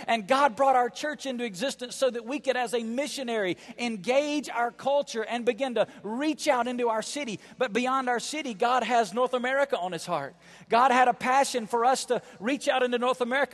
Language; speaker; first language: English; native; English